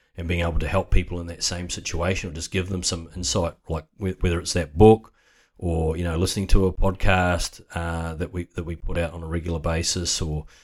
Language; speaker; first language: English; native; English